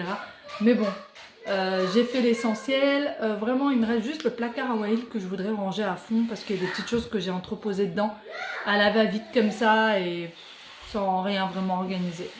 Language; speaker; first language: French; native; French